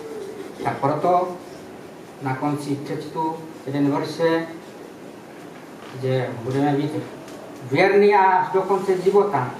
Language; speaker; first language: Czech; non-native, fluent; Ukrainian